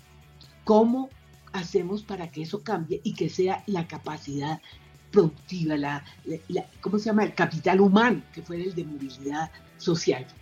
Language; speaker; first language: Spanish; native; Spanish